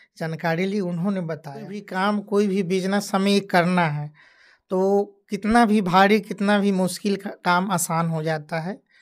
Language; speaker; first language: Hindi; native; Hindi